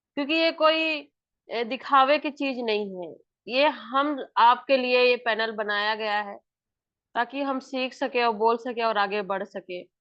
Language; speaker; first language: Hindi; native; Hindi